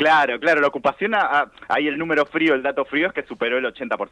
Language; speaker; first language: Spanish; native; Spanish